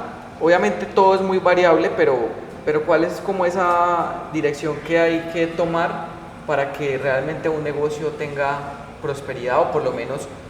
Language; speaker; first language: Spanish; native; Spanish